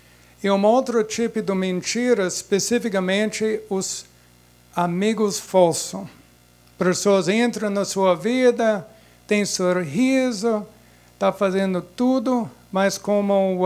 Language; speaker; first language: Portuguese; non-native, fluent; English